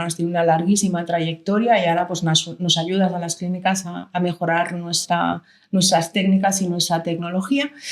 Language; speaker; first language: Spanish; native; Spanish